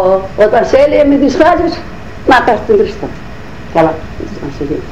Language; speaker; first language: Greek; native; Greek